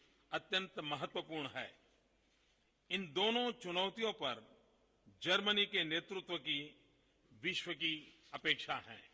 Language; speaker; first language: Hindi; non-native, local second language; Gujarati